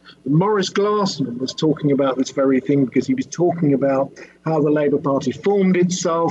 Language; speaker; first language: English; native; English